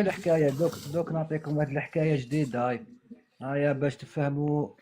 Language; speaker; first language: Arabic; native; Arabic